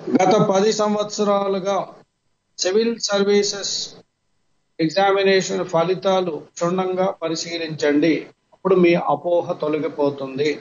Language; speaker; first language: Telugu; native; Telugu